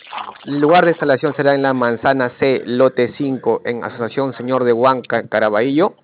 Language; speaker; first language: Spanish; native; Spanish